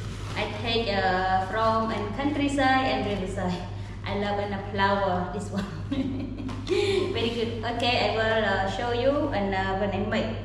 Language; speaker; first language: English; non-native, learner; Khmer